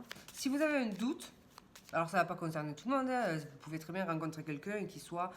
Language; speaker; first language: French; native; French